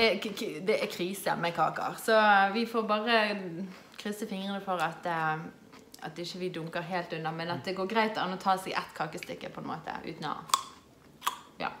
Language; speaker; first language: Norwegian; native; Norwegian